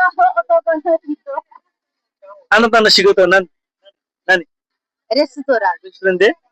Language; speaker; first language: Japanese; non-native, learner; Nepali